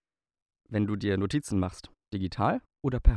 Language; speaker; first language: German; native; German